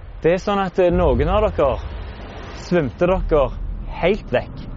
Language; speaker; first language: Norwegian; native; Norwegian